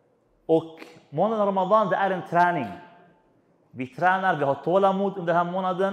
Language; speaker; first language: Swedish; non-native, fluent; Arabic